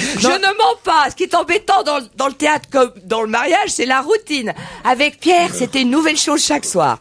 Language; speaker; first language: French; native; French